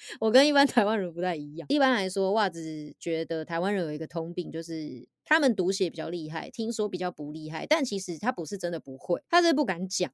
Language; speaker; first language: Chinese; native; Chinese